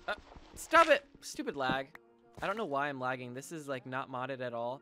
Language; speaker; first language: English; native; English